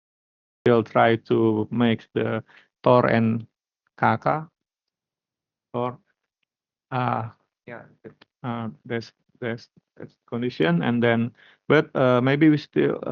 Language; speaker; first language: English; non-native, learner; Indonesian